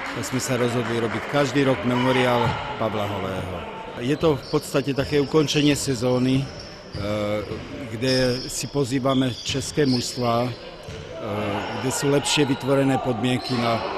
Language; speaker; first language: Slovak; native; Slovak